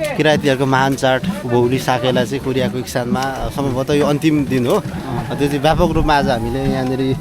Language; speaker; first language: Nepali; native; Nepali